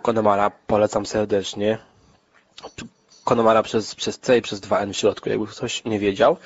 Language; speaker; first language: Polish; native; Polish